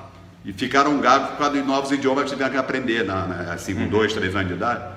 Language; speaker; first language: Portuguese; native; Portuguese